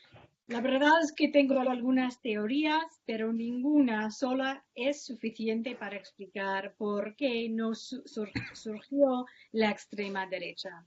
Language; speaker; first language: Spanish; non-native, fluent; English